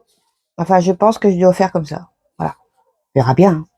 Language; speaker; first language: French; native; French